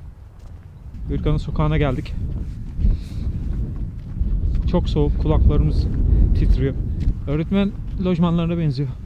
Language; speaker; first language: Turkish; native; Turkish